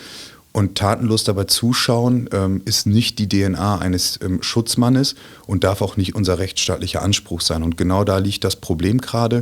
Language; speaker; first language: German; native; German